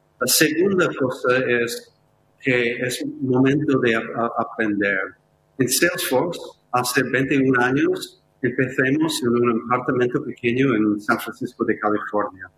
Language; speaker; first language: Spanish; non-native, fluent; English